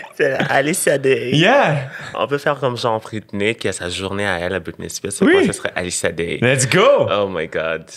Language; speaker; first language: French; non-native, local second language; Rundi